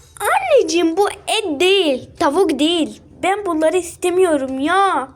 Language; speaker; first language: Turkish; early bilingual, other home language; Arabic